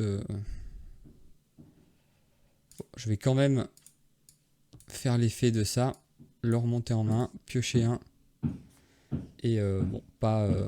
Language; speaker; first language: French; native; French